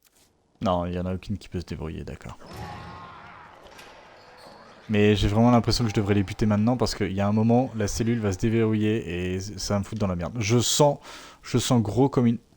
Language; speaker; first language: French; native; French